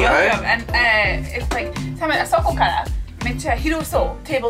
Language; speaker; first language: Japanese; non-native, learner; English